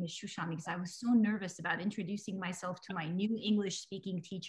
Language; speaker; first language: English; early bilingual, other home language; Armenian